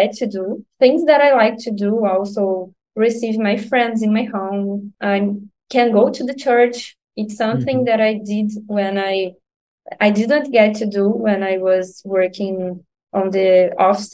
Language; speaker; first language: English; non-native, learner; Portuguese